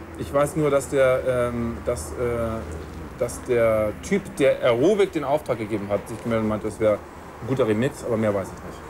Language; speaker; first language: German; native; German